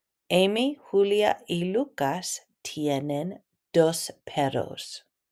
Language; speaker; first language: Spanish; non-native, fluent; English